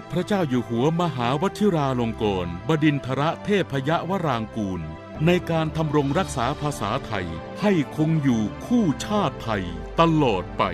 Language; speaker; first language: Thai; native; Thai